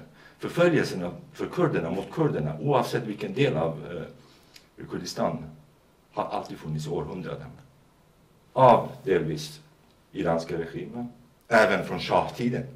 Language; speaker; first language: Swedish; non-native, fluent; Kurdish